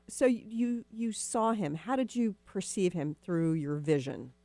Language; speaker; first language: English; native; English